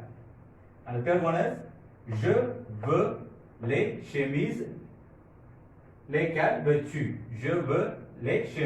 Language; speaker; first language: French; non-native, fluent; Tamil